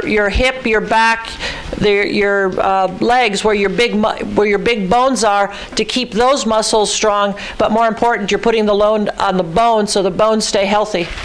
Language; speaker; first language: English; early bilingual, other home language; Ukrainian